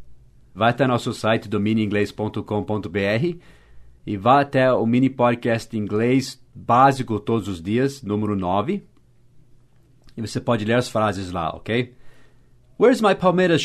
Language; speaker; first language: Portuguese; non-native, fluent; English